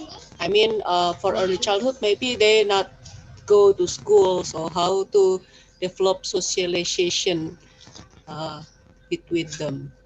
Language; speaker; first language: English; non-native, fluent; Indonesian